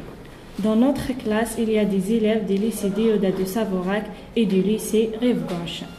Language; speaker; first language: French; non-native, learner; Arabic